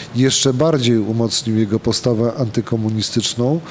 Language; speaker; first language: Polish; native; Polish